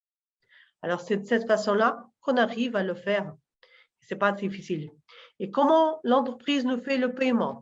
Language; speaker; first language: French; non-native, learner; Portuguese